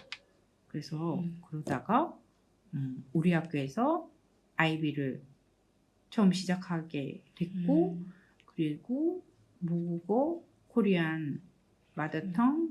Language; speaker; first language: Korean; native; Korean